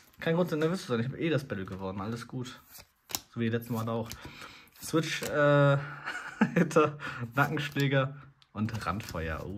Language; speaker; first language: German; early bilingual, other home language; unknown